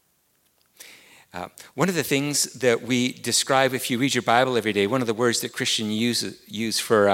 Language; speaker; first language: English; native; English